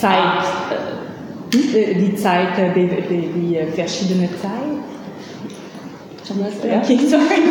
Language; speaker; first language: German; non-native, learner; French